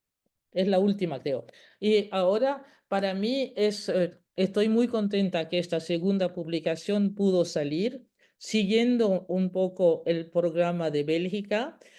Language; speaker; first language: Spanish; non-native, fluent; French